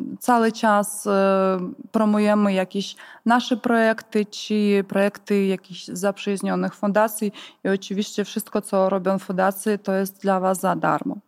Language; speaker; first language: Polish; non-native, fluent; Ukrainian